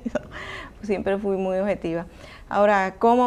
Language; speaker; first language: Spanish; native; Spanish